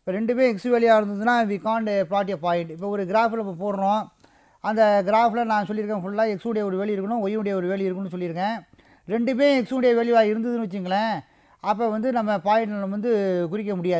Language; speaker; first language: Tamil; native; Tamil